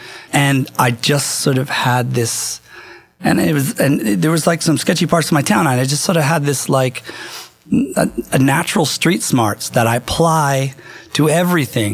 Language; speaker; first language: English; native; English